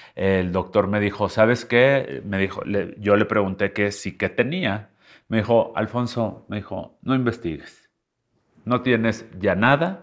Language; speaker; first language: Spanish; native; Spanish